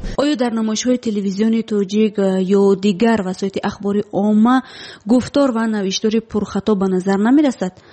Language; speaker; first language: Persian; native; Persian